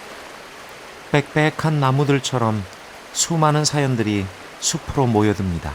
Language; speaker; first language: Korean; native; Korean